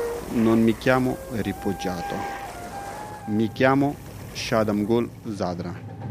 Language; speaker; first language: Italian; non-native, fluent; Pashto